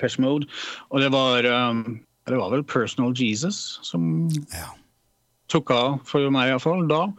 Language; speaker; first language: Norwegian; early bilingual, other home language; Polish